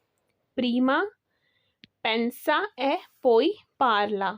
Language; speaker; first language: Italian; non-native, learner; Urdu